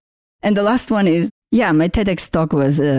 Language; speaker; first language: English; non-native, fluent; Macedonian